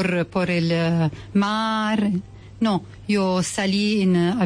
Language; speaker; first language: Spanish; non-native, learner; Arabic